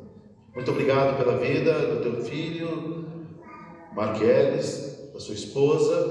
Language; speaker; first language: Portuguese; native; Portuguese